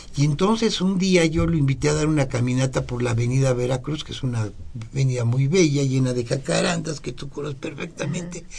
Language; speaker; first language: Spanish; native; Spanish